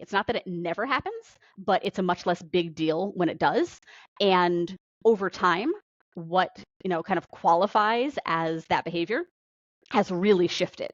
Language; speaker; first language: English; native; English